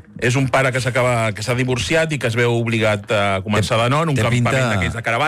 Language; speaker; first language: Catalan; native; Catalan